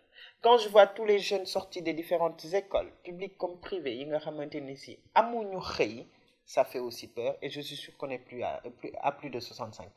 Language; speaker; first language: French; non-native, local second language; Wolof